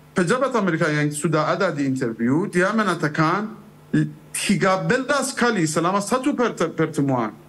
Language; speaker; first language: Indonesian; non-native, fluent; Persian